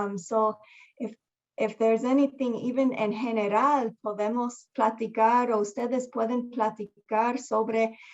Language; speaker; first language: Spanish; early bilingual, heritage; Spanish